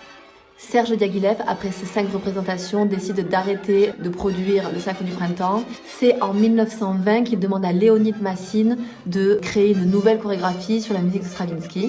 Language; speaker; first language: French; native; French